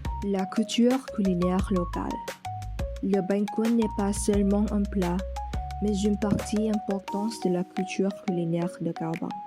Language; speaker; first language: French; non-native, learner; Vietnamese